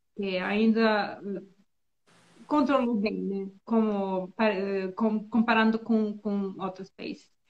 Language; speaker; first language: Portuguese; non-native, learner; Bosnian